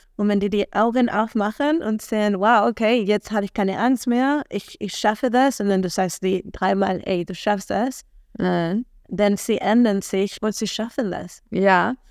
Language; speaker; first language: German; non-native, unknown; Spanish